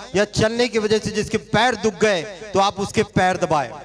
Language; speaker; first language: Hindi; non-native, local second language; Marathi